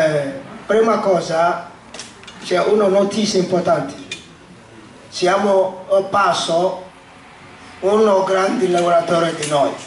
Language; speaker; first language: Italian; non-native, learner; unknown